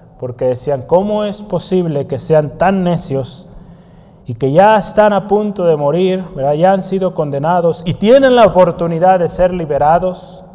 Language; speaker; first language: Spanish; native; Spanish